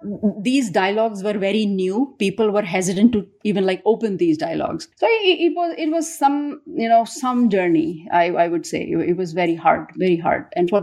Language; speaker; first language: English; non-native, local second language; Urdu